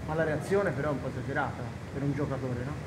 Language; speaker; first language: Italian; native; Italian